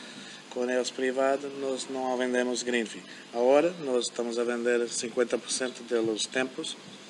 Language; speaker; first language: Portuguese; non-native, fluent; German